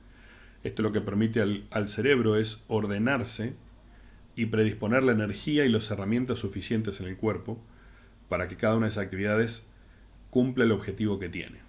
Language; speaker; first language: Spanish; native; Spanish